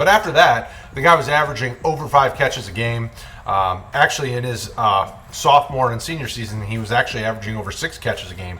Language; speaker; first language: English; native; English